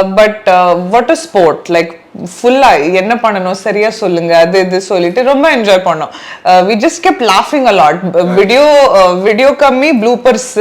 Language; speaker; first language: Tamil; non-native, learner; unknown